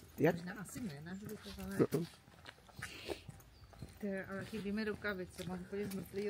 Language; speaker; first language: Czech; native; Czech